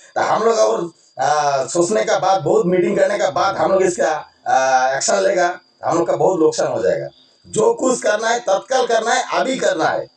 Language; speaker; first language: Hindi; non-native, local second language; Bangla